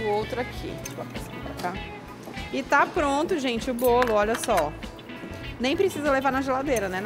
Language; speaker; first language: Portuguese; native; Portuguese